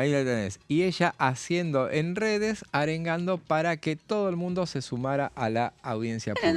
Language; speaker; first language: Spanish; native; Spanish